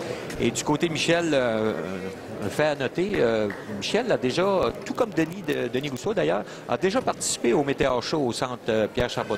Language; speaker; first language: French; native; French